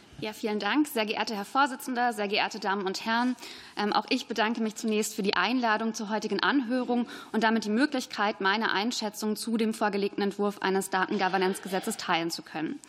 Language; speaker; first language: German; native; German